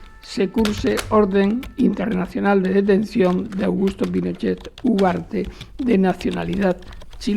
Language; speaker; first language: Spanish; native; Spanish